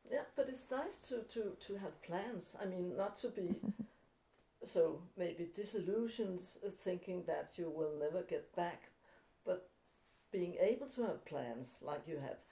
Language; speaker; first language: English; non-native, fluent; Danish